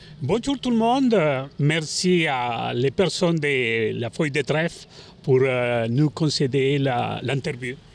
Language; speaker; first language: French; non-native, learner; Spanish